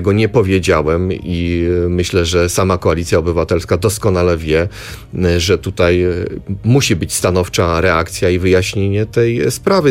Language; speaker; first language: Polish; native; Polish